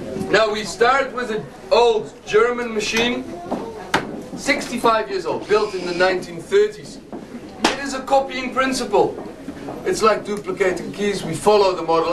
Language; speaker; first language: English; non-native, fluent; Dutch